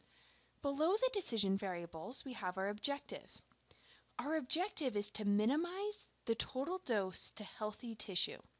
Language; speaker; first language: English; native; English